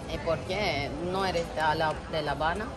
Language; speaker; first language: Spanish; non-native, learner; Turkish